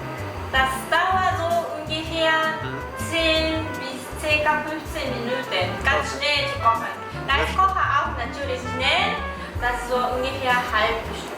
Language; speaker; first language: German; non-native, learner; Japanese